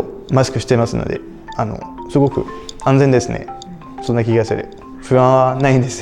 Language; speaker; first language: Japanese; non-native, fluent; French